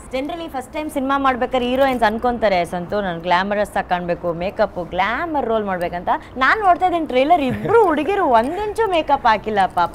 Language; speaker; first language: Kannada; native; Kannada